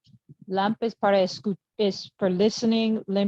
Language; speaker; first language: Spanish; non-native, learner; English